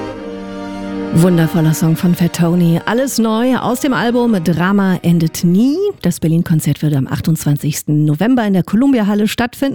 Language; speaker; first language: German; native; German